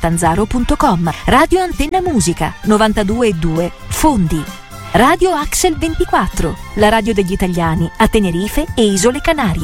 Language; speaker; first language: Italian; native; Italian